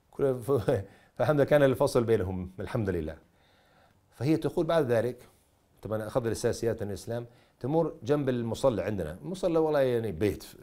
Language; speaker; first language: Arabic; non-native, fluent; English